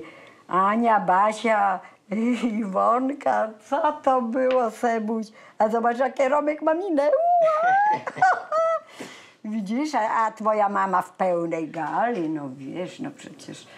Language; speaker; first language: Polish; native; Polish